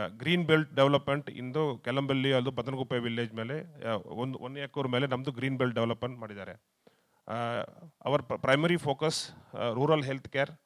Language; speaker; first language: Kannada; non-native, learner; Tamil